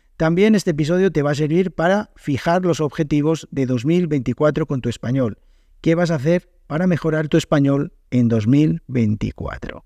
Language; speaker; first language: Spanish; native; Spanish